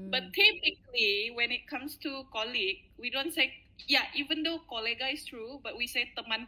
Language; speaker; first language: English; non-native, fluent; Indonesian